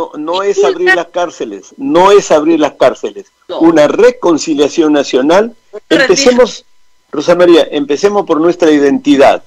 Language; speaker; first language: Spanish; native; Spanish